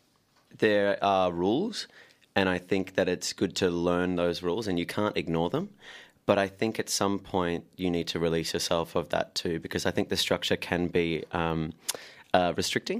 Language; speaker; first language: English; native; English